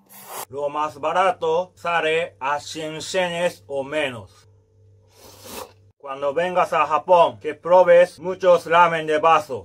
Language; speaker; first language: Spanish; non-native, learner; Japanese